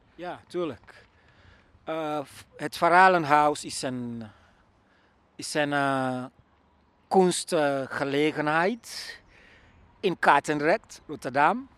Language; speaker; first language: Dutch; non-native, learner; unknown